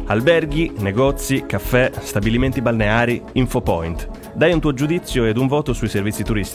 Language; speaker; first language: Italian; native; Italian